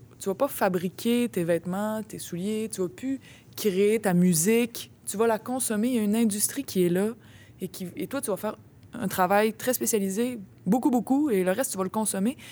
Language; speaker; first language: French; native; French